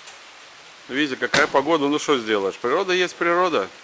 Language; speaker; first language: Russian; native; Russian